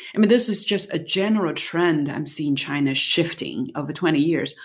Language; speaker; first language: English; non-native, fluent; Chinese